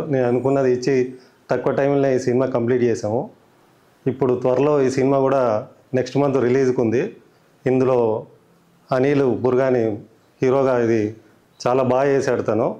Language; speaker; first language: Telugu; native; Telugu